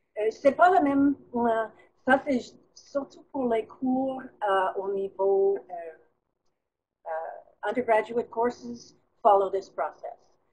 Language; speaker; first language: French; non-native, fluent; English